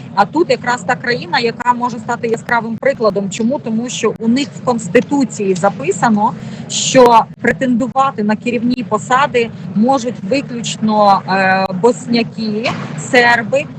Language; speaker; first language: Ukrainian; native; Ukrainian